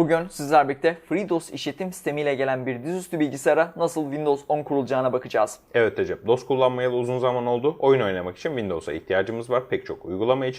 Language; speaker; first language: Turkish; native; Turkish